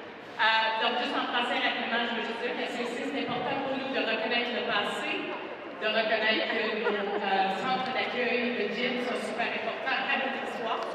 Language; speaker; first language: French; non-native, local second language; English